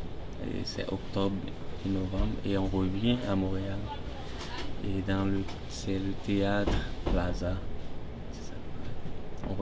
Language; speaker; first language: French; non-native, local second language; Haitian Creole